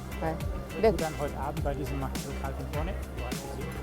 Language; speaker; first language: German; native; German